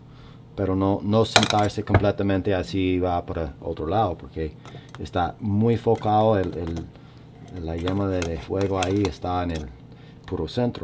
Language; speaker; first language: Spanish; non-native, learner; English